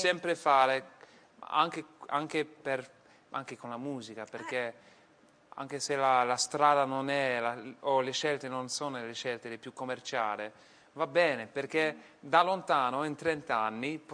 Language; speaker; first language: Italian; non-native, fluent; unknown